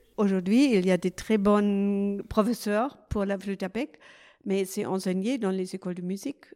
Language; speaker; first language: French; non-native, fluent; German